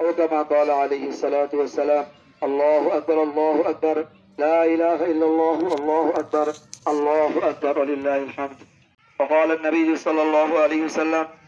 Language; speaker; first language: Arabic; non-native, fluent; Bangla